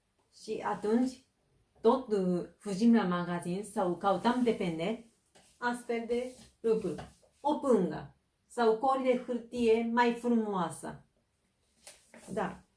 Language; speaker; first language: Romanian; non-native, fluent; Japanese